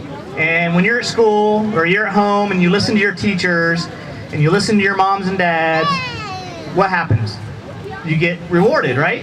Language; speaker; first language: English; native; English